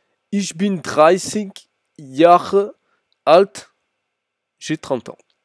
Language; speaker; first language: German; non-native, learner; French